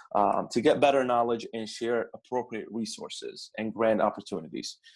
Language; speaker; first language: English; non-native, fluent; Arabic